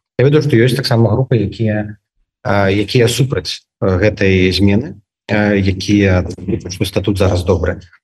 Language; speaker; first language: Belarusian; native; Belarusian